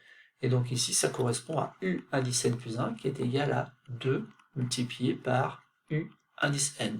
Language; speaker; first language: French; native; French